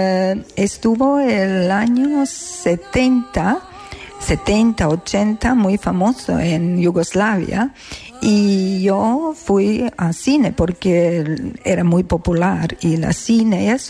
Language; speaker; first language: Spanish; non-native, learner; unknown